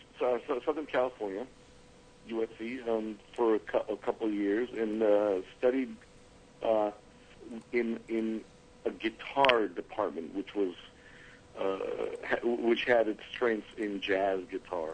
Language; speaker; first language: English; native; English